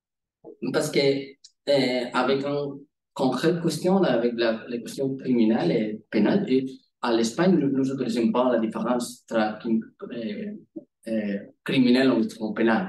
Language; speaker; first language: French; non-native, learner; Spanish